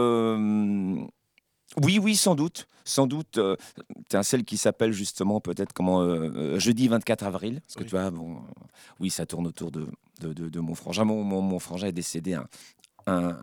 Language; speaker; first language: French; native; French